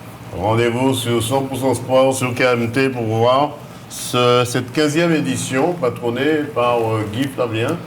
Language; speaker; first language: French; native; French